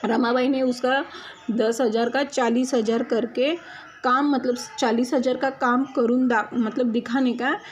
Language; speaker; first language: Hindi; non-native, local second language; Marathi